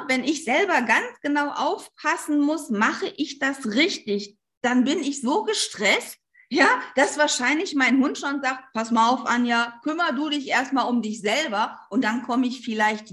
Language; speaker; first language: German; native; German